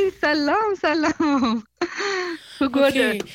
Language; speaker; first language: Swedish; non-native, fluent; Baluchi